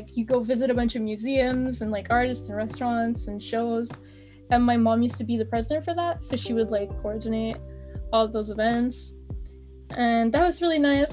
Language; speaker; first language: English; non-native, fluent; French